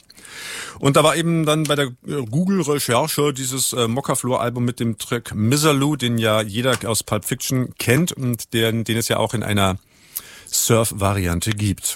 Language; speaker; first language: German; native; German